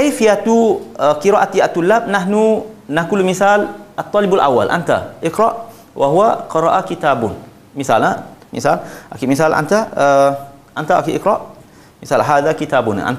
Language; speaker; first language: Arabic; non-native, fluent; Malay